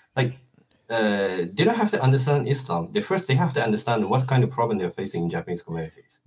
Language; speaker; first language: English; non-native, fluent; Japanese